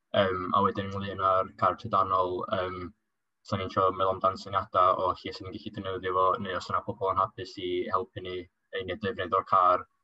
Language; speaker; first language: Welsh; native; Welsh